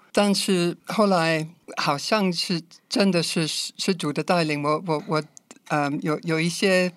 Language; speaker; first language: Chinese; non-native, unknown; English